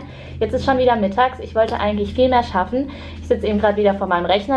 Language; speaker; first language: German; native; German